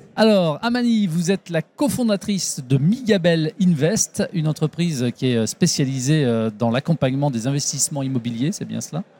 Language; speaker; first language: French; native; French